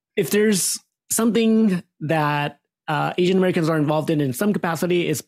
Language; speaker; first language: English; native; English